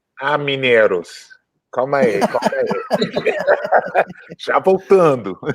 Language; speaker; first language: Portuguese; non-native, learner; English